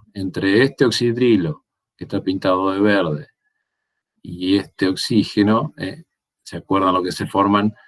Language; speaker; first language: Spanish; native; Spanish